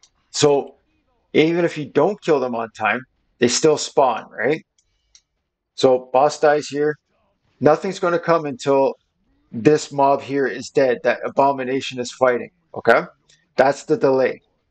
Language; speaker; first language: English; native; English